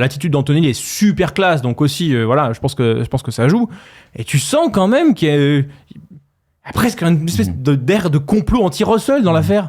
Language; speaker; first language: French; native; French